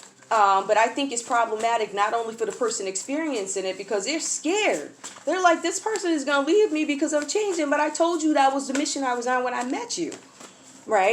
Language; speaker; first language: English; native; English